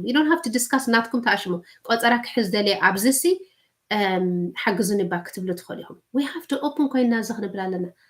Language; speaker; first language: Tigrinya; early bilingual, heritage; Tigrinya